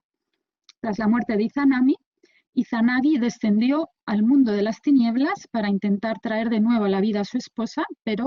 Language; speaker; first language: Spanish; native; Spanish